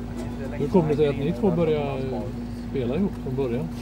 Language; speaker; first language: Swedish; native; Swedish